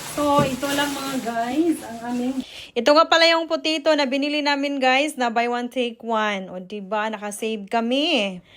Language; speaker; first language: Filipino; non-native, local second language; Cebuano